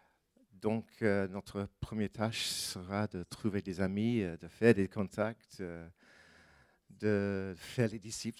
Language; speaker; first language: French; non-native, fluent; English